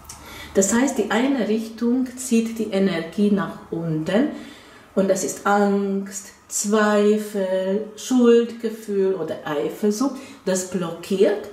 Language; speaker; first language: German; non-native, fluent; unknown